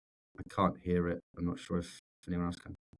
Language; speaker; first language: English; native; English